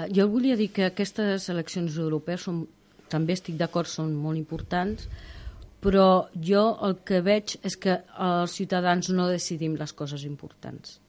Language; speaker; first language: Catalan; non-native, local second language; Spanish